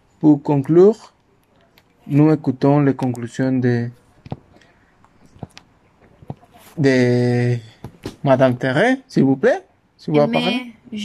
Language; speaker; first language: French; non-native, learner; Spanish